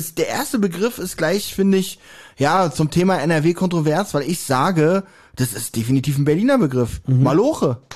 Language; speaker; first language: German; native; German